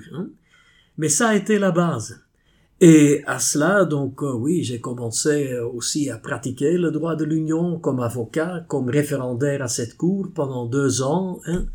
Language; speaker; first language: French; non-native, fluent; Dutch